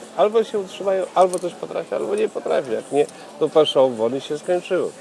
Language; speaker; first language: Polish; early bilingual, heritage; Polish